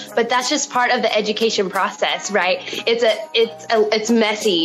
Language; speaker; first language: English; native; English